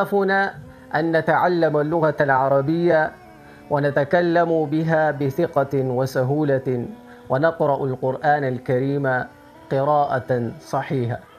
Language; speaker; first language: Arabic; non-native, fluent; Urdu